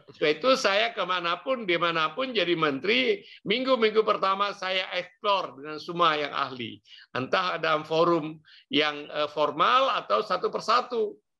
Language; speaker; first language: Indonesian; non-native, local second language; Achinese